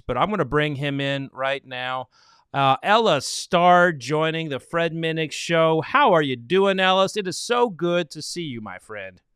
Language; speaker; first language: English; native; English